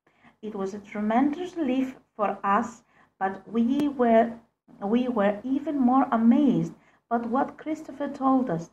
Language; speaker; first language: English; non-native, fluent; Greek